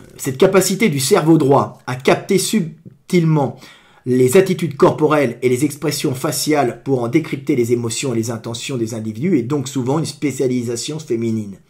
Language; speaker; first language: French; native; French